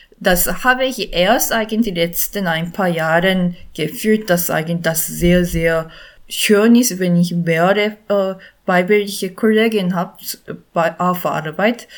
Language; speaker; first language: German; non-native, learner; Korean